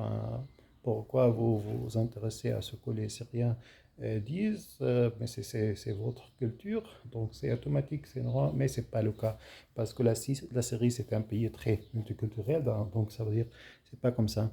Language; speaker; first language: French; non-native, fluent; Arabic